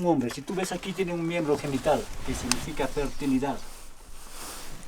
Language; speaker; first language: Spanish; native; Spanish